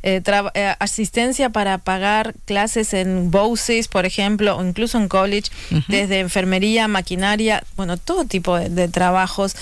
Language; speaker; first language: Spanish; native; Spanish